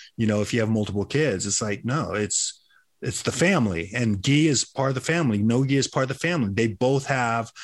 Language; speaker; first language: English; early bilingual, other home language; Filipino